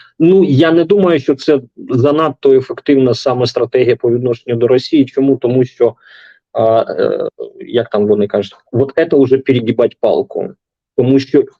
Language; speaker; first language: Ukrainian; non-native, local second language; Russian